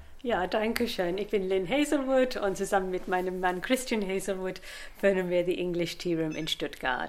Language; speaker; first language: German; non-native, fluent; English